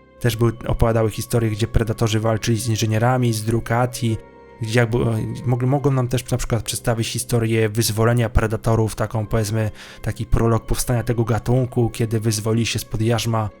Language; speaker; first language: Polish; native; Polish